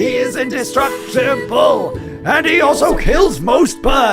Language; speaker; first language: English; native; English